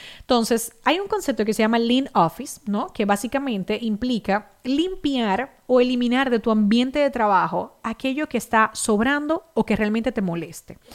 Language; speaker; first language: Spanish; native; Spanish